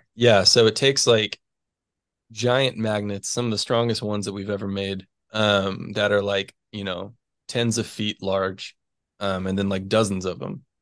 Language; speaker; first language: English; native; English